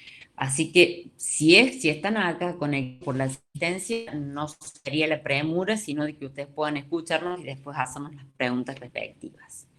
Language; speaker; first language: Spanish; native; Spanish